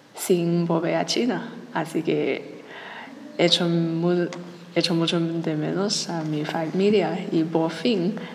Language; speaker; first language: Spanish; non-native, learner; Chinese